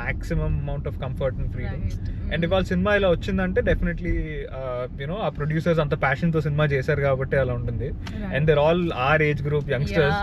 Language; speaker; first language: Telugu; native; Telugu